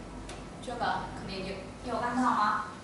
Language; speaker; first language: Chinese; non-native, fluent; Vietnamese